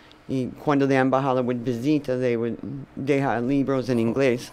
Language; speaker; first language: Spanish; non-native, learner; English